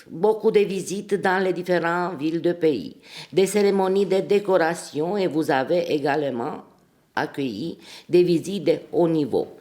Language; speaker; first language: French; non-native, fluent; Romanian